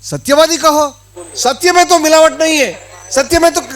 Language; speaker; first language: Hindi; non-native, local second language; Telugu